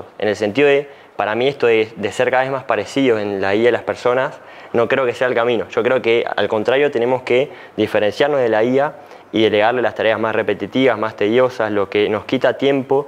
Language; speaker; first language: Spanish; native; Spanish